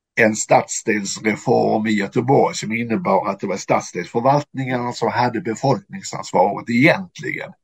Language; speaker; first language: Swedish; native; Swedish